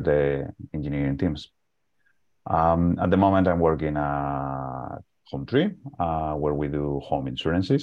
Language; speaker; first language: English; non-native, fluent; Spanish